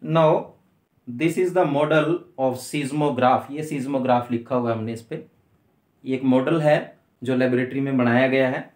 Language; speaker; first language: Hindi; native; Hindi